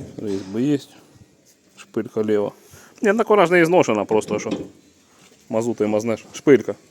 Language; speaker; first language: Ukrainian; native; Ukrainian